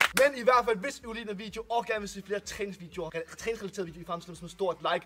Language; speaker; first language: Danish; native; Danish